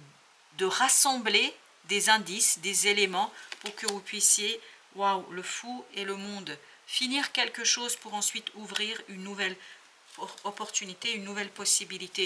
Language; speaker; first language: French; native; French